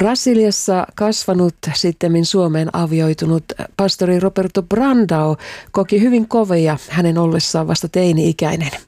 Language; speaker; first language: Finnish; native; Finnish